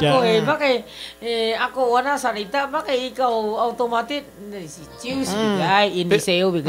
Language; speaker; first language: Filipino; non-native, learner; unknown